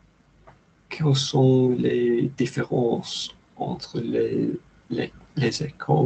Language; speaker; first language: French; non-native, learner; English